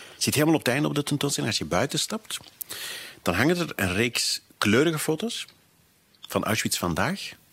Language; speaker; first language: Dutch; native; Dutch